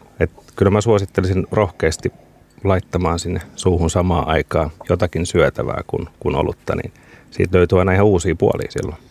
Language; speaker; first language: Finnish; native; Finnish